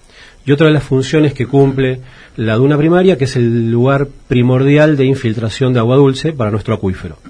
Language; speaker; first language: Spanish; native; Spanish